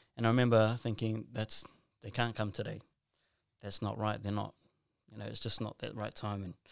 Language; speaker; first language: English; native; English